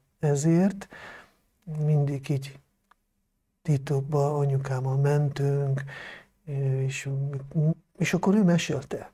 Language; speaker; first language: Hungarian; non-native, local second language; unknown